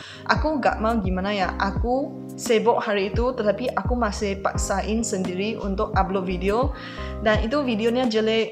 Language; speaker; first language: Indonesian; non-native, fluent; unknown